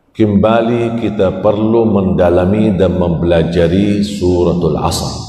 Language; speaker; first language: Malay; non-native, fluent; Arabic